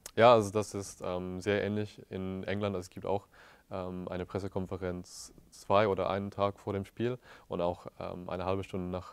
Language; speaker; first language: German; non-native, fluent; English